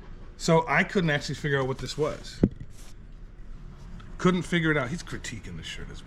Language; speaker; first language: English; native; English